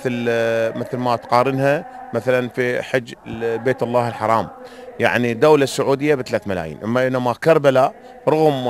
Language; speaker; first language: Arabic; native; Arabic